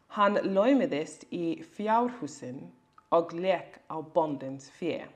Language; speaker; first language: Icelandic; non-native, learner; English